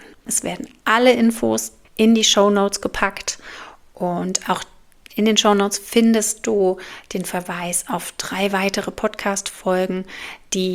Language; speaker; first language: German; native; German